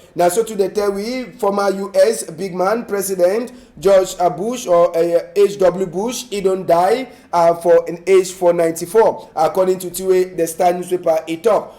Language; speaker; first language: Nigerian Pidgin; native; Nigerian Pidgin